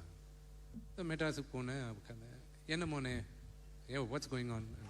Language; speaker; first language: Tamil; non-native, local second language; Telugu